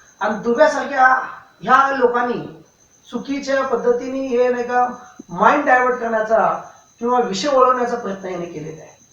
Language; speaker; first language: Marathi; non-native, local second language; Urdu